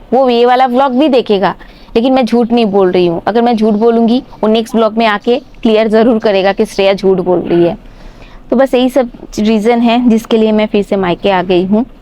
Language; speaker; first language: Hindi; non-native, local second language; Bangla